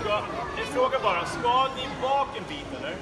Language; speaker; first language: Swedish; native; Swedish